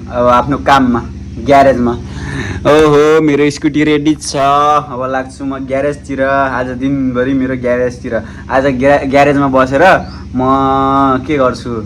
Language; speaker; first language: Nepali; non-native, local second language; Rana Tharu